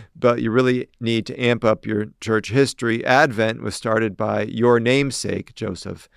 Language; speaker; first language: English; native; English